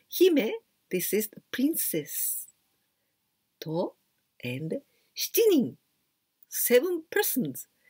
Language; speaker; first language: English; non-native, fluent; Japanese